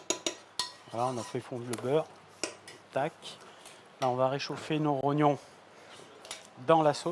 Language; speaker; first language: French; native; French